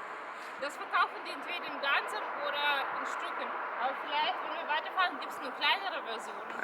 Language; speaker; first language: German; non-native, fluent; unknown